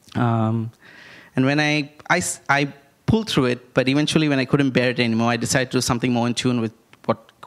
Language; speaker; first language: English; non-native, local second language; Malayalam